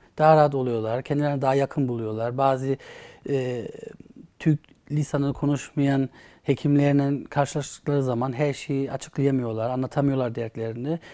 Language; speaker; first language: Turkish; early bilingual, heritage; Turkish